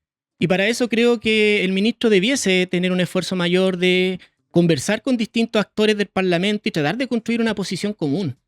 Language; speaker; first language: Spanish; native; Spanish